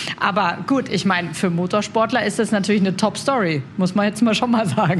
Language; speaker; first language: German; native; German